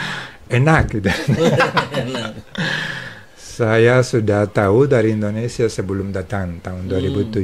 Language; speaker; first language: Indonesian; non-native, fluent; Spanish